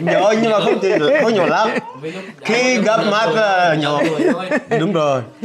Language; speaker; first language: Vietnamese; non-native, learner; Portuguese